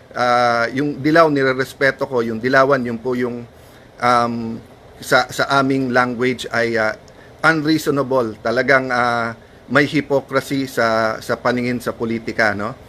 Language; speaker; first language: Filipino; native; Filipino